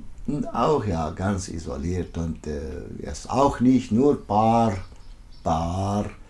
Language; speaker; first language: German; non-native, learner; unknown